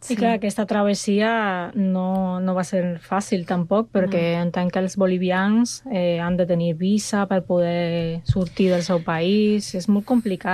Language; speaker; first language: Catalan; non-native, fluent; Spanish